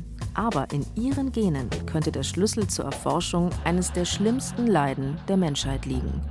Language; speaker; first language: German; native; German